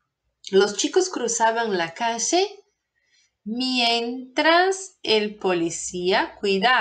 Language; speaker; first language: Spanish; non-native, fluent; Portuguese